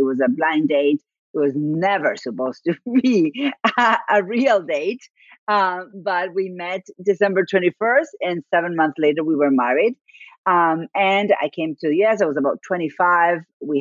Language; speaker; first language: English; non-native, fluent; Spanish